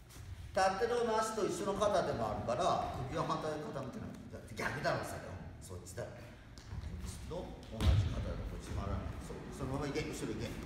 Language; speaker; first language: Japanese; native; Japanese